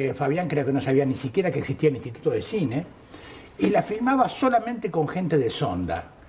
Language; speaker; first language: Spanish; native; Spanish